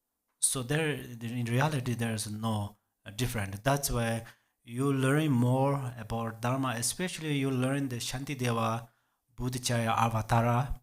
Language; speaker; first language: English; non-native, learner; Tibetan